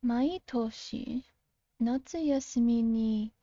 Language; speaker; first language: Japanese; non-native, learner; English